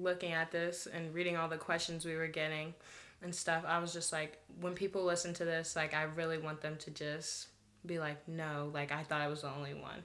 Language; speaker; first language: English; native; English